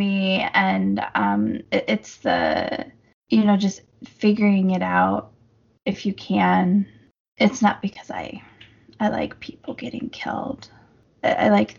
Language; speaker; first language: English; native; English